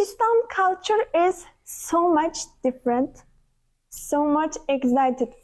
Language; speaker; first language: English; non-native, learner; Turkish